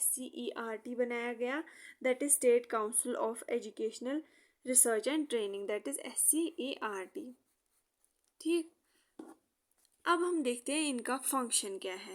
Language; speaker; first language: Hindi; native; Hindi